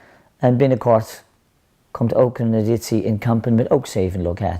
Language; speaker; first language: Dutch; non-native, fluent; English